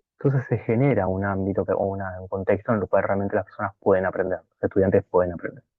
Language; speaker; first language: Spanish; native; Spanish